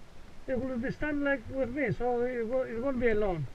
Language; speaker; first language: English; non-native, learner; Greek